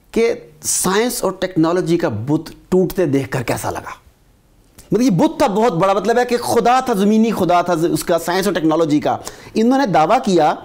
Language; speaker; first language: Urdu; native; Urdu